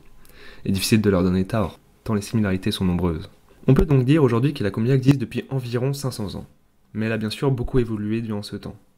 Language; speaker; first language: French; native; French